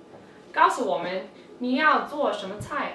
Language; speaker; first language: Chinese; non-native, learner; English